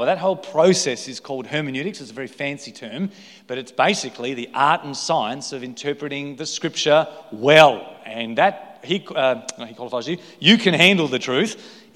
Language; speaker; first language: English; native; English